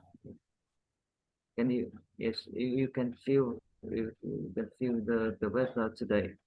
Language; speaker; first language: English; non-native, learner; Vietnamese